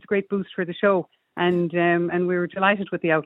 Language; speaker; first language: English; native; English